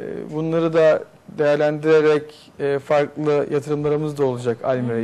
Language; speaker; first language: Turkish; native; Turkish